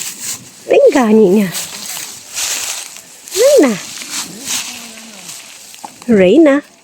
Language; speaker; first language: Spanish; non-native, learner; English